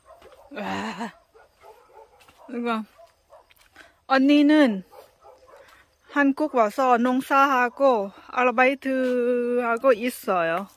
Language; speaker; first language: Korean; non-native, learner; Lao